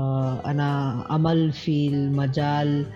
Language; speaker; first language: Arabic; non-native, learner; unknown